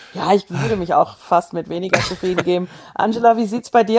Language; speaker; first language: German; native; German